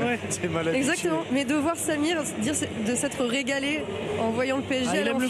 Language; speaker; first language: French; native; French